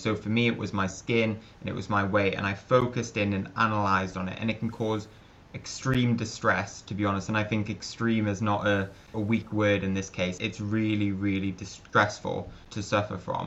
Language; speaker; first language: English; native; English